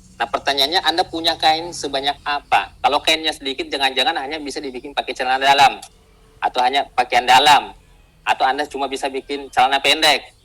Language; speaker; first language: Indonesian; non-native, local second language; Buginese